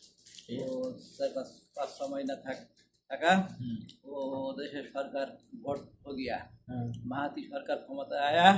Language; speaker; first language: Hindi; non-native, learner; Bangla